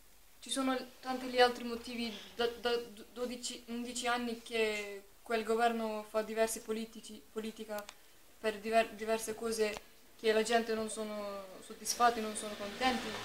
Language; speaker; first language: Italian; non-native, fluent; Turkish